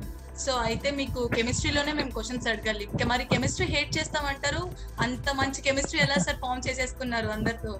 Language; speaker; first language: Telugu; native; Telugu